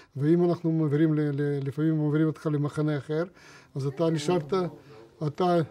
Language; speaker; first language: Hebrew; non-native, fluent; Russian